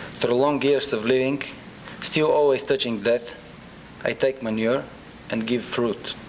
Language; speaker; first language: English; non-native, fluent; Bulgarian